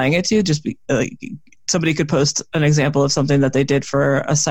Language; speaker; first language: English; native; English